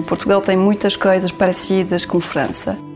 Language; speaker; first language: Portuguese; non-native, learner; French